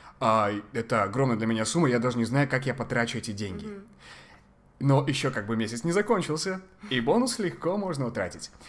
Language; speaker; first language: Russian; non-native, fluent; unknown